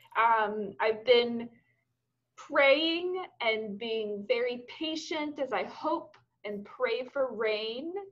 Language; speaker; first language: English; native; English